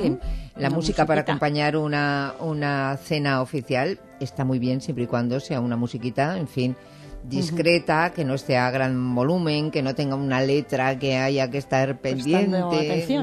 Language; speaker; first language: Spanish; native; Spanish